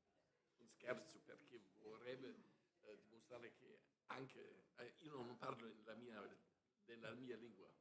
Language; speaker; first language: Italian; non-native, fluent; German